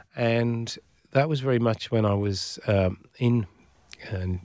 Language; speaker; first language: English; native; English